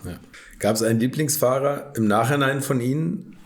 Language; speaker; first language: German; native; German